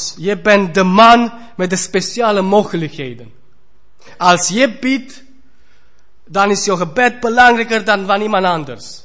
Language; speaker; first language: Dutch; non-native, fluent; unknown